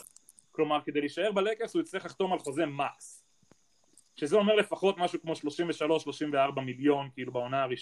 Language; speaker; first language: Hebrew; native; Hebrew